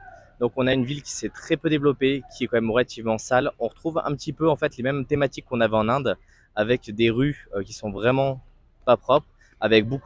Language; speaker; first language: French; native; French